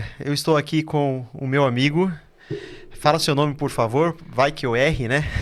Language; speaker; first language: Portuguese; native; Portuguese